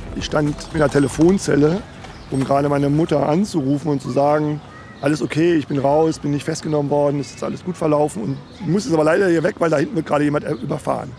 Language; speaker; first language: German; native; German